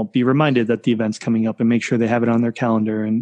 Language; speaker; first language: English; native; English